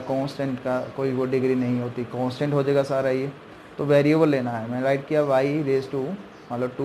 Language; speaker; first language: Hindi; native; Hindi